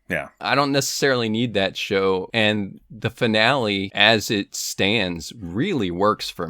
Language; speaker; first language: English; native; English